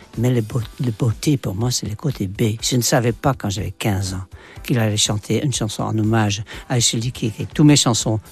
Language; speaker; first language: French; non-native, fluent; Dutch